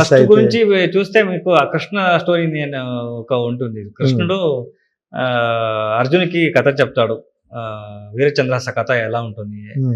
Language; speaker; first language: Telugu; non-native, learner; Kannada